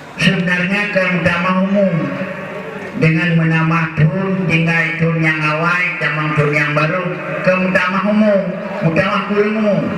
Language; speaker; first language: Malay; non-native, local second language; Achinese